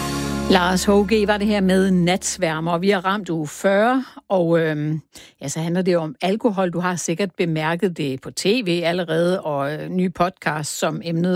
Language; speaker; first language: Danish; native; Danish